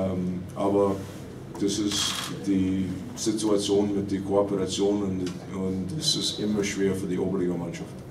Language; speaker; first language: German; non-native, fluent; English